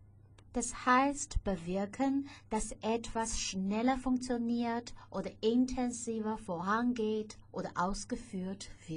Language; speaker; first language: German; non-native, fluent; Chinese